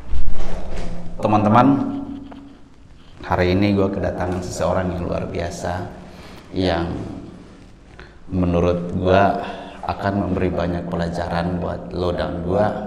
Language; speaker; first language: Indonesian; native; Indonesian